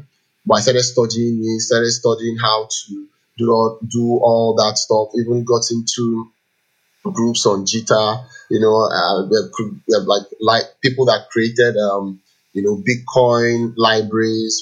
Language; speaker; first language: English; non-native, local second language; Igbo